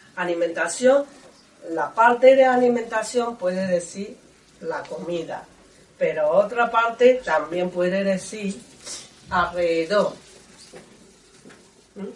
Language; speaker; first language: Spanish; non-native, learner; Chinese